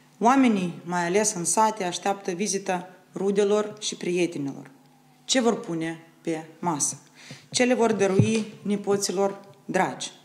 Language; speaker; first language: Romanian; native; Romanian